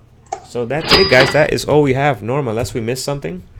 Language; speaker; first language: English; native; English